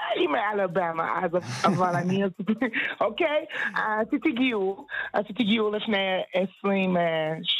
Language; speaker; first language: Hebrew; non-native, learner; English